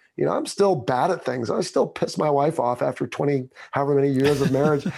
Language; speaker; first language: English; native; English